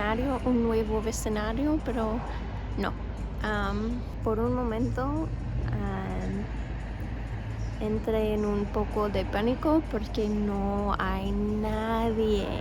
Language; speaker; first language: Spanish; non-native, fluent; English